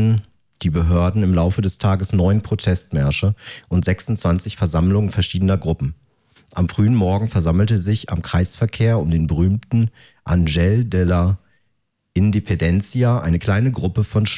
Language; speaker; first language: German; native; German